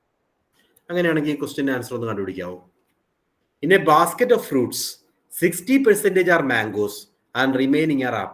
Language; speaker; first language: Malayalam; native; Malayalam